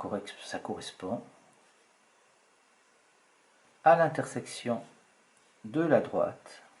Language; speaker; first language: French; native; French